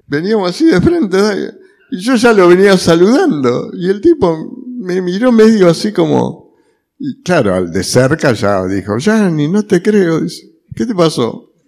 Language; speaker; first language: Spanish; early bilingual, other home language; Italian